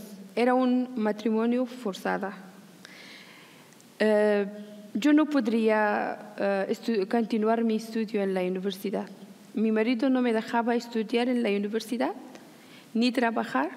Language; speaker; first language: Spanish; non-native, learner; Persian